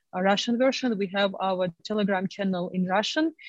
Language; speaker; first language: English; non-native, fluent; Ukrainian